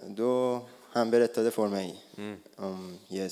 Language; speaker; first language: Swedish; non-native, learner; Persian